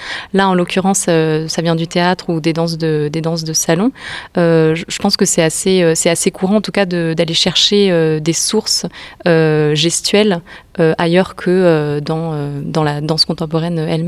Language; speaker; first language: French; native; French